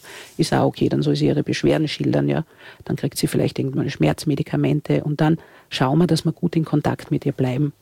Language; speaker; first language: German; native; German